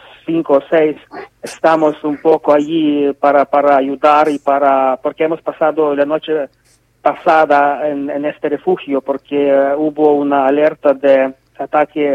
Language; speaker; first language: Spanish; non-native, fluent; Ukrainian